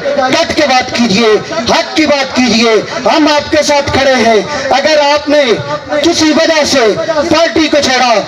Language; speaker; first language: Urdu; non-native, local second language; Punjabi